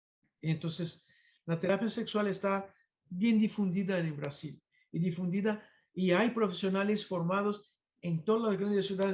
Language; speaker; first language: Spanish; non-native, fluent; Portuguese